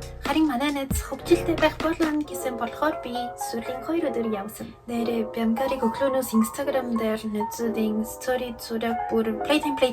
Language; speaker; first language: Mongolian; early bilingual, heritage; Mongolian